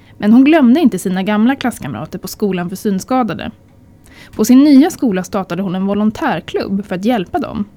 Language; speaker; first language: Swedish; native; Swedish